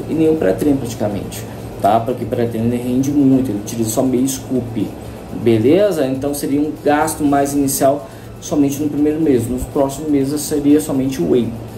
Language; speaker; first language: Portuguese; native; Portuguese